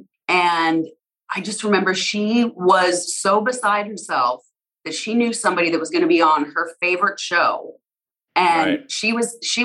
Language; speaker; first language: English; native; English